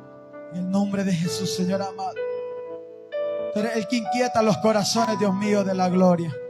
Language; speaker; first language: Spanish; native; Spanish